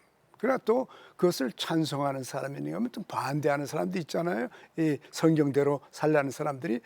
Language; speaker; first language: Korean; native; Korean